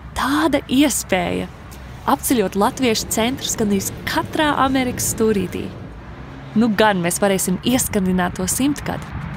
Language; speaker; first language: Latvian; early bilingual, heritage; Latvian